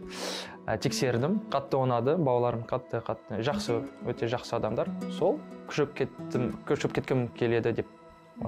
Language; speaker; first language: Kazakh; non-native, learner; French